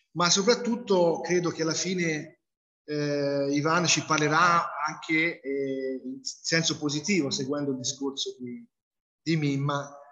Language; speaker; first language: Italian; native; Italian